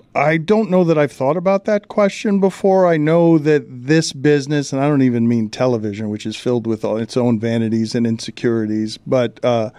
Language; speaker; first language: English; early bilingual, other home language; Spanish